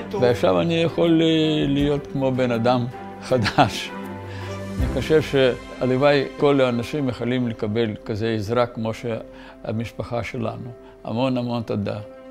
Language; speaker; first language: Hebrew; non-native, fluent; Russian